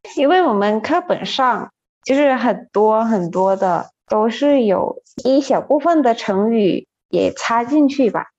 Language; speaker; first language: Chinese; non-native, fluent; Thai